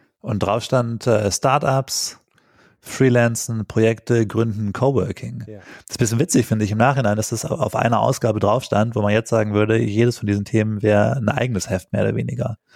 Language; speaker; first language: German; native; German